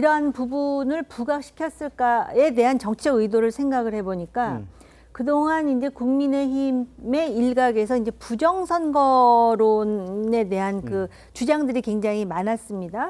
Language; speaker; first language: Korean; native; Korean